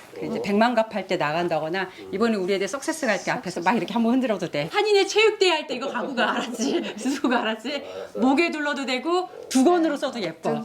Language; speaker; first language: Korean; native; Korean